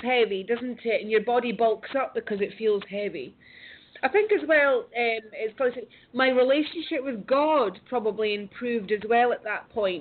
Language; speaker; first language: English; native; English